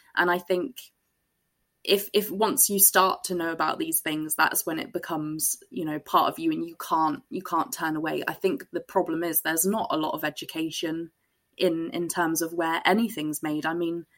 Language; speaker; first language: English; native; English